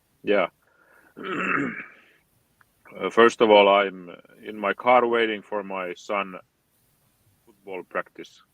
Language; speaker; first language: English; non-native, fluent; Finnish